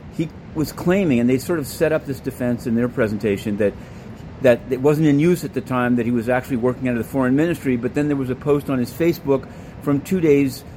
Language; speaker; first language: English; native; English